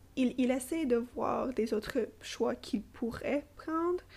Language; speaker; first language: French; non-native, fluent; English